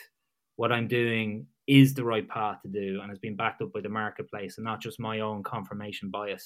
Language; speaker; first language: English; native; English